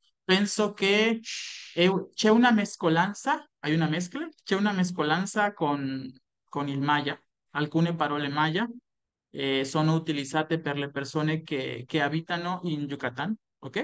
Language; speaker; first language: Italian; non-native, fluent; Spanish